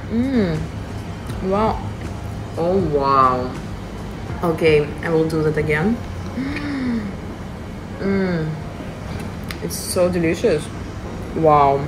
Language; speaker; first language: English; non-native, learner; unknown